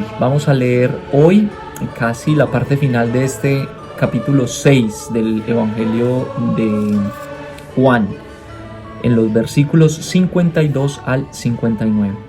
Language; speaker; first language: Spanish; native; Spanish